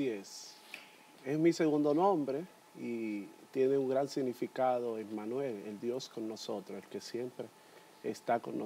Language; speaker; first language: Spanish; native; Spanish